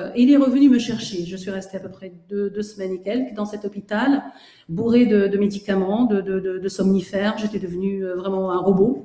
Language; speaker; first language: French; native; French